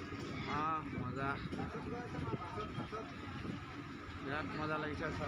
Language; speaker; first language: Hindi; non-native, local second language; Assamese